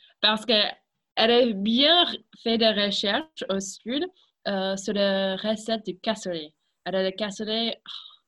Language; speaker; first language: French; non-native, fluent; English